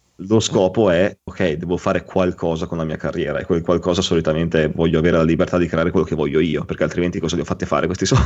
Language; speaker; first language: Italian; native; Italian